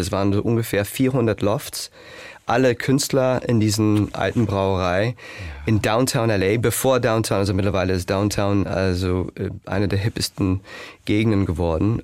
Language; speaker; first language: German; non-native, fluent; English